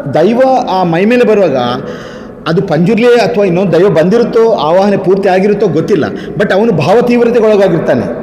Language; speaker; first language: Kannada; non-native, local second language; Tulu